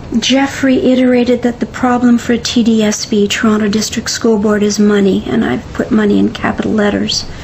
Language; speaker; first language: English; native; English